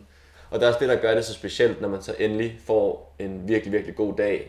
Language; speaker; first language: Danish; native; Danish